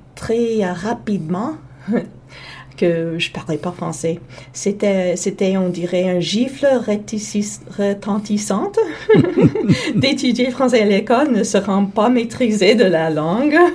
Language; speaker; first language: French; non-native, local second language; English